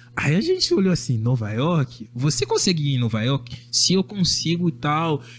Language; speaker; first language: Portuguese; non-native, fluent; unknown